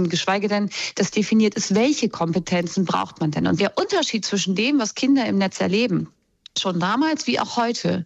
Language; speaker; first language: German; native; German